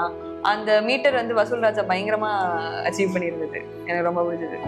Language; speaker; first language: Tamil; native; Tamil